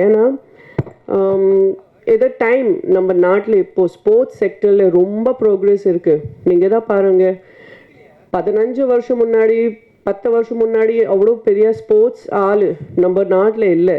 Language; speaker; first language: Tamil; non-native, fluent; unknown